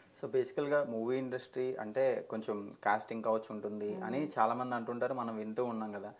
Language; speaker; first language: Telugu; native; Telugu